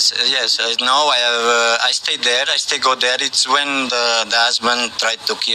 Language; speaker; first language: English; non-native, learner; Portuguese